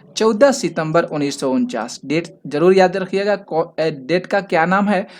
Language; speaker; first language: Hindi; native; Hindi